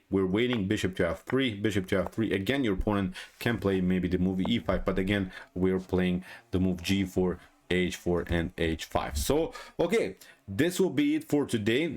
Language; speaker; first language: English; non-native, fluent; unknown